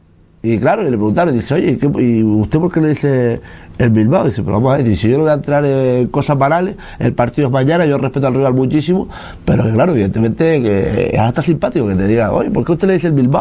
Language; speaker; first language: Spanish; native; Spanish